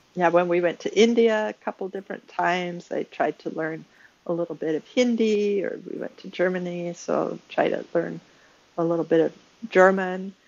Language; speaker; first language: English; native; English